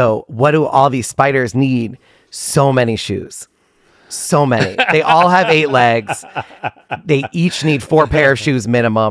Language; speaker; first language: English; native; English